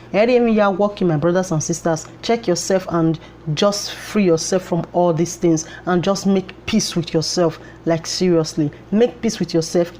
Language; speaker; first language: Nigerian Pidgin; non-native, local second language; Bini